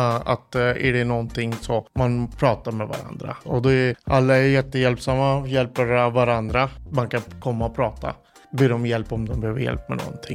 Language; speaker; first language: Swedish; non-native, fluent; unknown